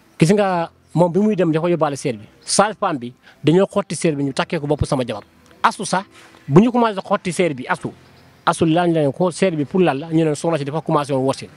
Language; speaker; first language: Wolof; non-native, local second language; Fula